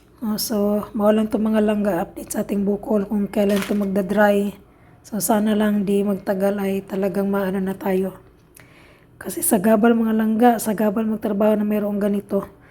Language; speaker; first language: Filipino; non-native, local second language; Cebuano